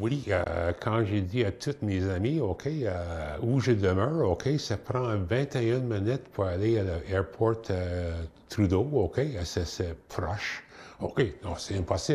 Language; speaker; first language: French; non-native, local second language; English